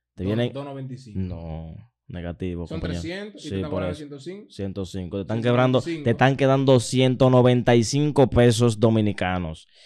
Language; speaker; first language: Spanish; native; Spanish